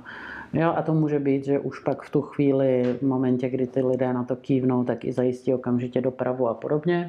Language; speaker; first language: Czech; native; Czech